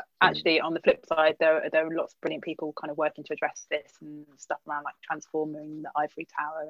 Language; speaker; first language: English; native; English